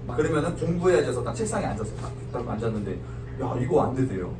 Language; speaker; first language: Korean; native; Korean